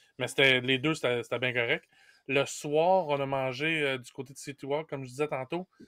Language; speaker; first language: French; native; French